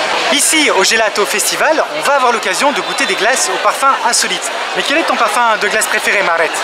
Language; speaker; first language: French; native; French